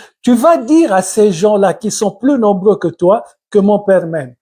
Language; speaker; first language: French; non-native, local second language; Lingala